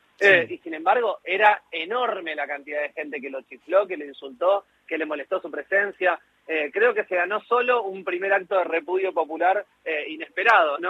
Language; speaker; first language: Spanish; native; Spanish